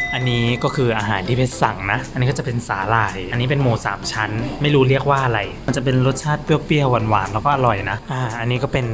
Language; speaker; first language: Thai; native; Thai